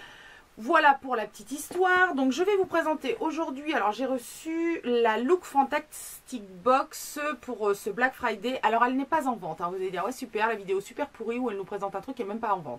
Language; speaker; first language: French; native; French